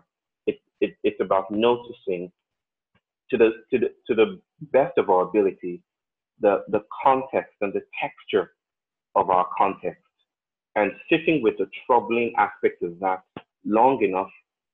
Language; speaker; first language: English; non-native, local second language; Yoruba